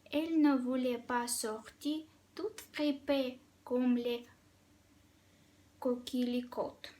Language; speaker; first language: French; non-native, fluent; Russian